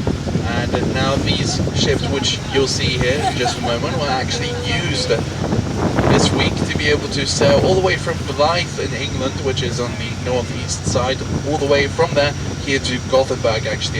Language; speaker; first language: English; non-native, fluent; Swedish